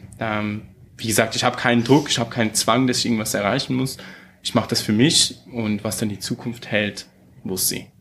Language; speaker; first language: German; early bilingual, heritage; German